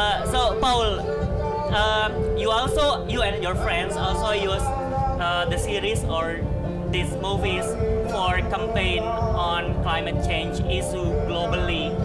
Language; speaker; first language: English; non-native, fluent; Indonesian